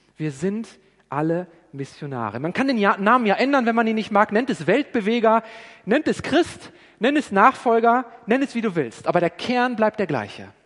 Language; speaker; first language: German; native; German